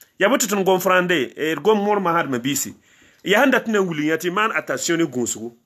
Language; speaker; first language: French; non-native, local second language; Mossi